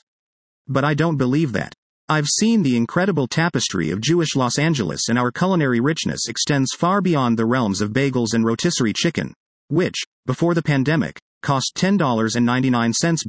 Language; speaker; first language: English; early bilingual, other home language; Persian